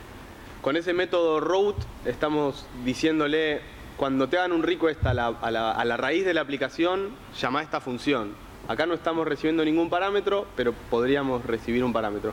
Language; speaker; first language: Spanish; native; Spanish